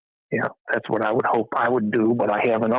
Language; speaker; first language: English; native; English